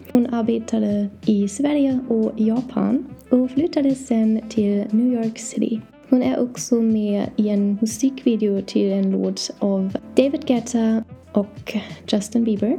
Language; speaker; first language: Swedish; non-native, learner; English